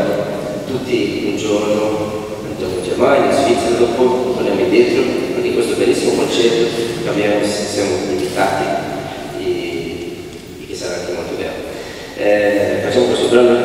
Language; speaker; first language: Italian; non-native, fluent; Portuguese